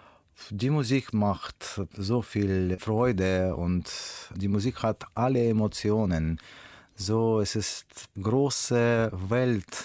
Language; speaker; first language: German; non-native, learner; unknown